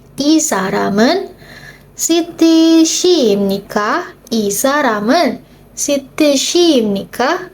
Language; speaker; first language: Korean; non-native, learner; Indonesian